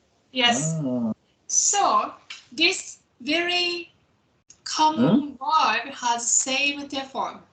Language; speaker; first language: English; non-native, fluent; Japanese